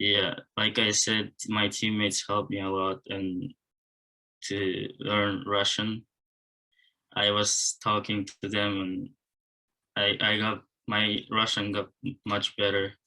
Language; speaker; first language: English; non-native, learner; Japanese